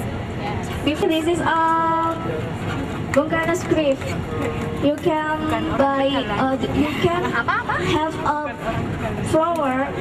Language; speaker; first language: English; non-native, learner; Indonesian